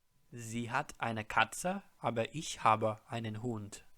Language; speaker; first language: German; non-native, fluent; English